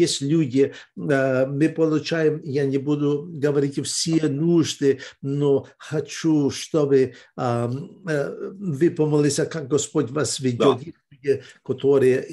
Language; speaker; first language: Russian; early bilingual, heritage; Russian